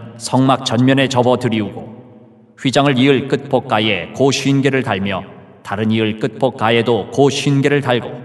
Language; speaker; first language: Korean; native; Korean